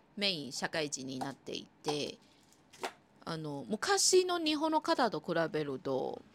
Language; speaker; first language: Japanese; non-native, fluent; Chinese